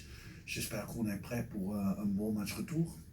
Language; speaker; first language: French; non-native, fluent; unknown